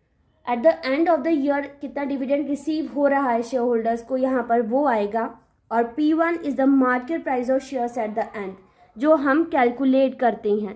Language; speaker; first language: Hindi; native; Hindi